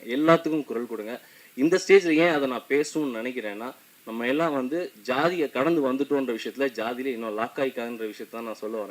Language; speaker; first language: Tamil; native; Tamil